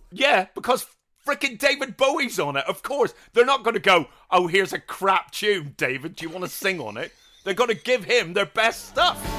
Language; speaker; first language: English; native; English